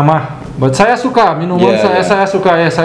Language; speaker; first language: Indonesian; non-native, learner; Portuguese